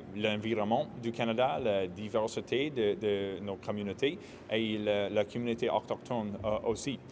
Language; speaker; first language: French; non-native, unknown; English